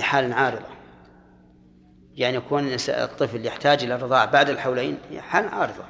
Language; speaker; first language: Arabic; native; Arabic